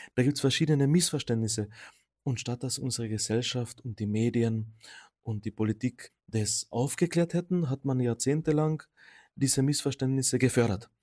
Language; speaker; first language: German; non-native, local second language; Slovenian